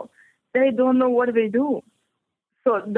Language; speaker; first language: English; non-native, local second language; Kinyarwanda